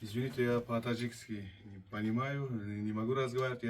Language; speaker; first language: Russian; non-native, fluent; Uzbek